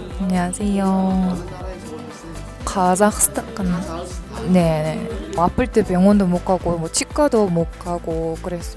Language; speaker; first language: Korean; non-native, learner; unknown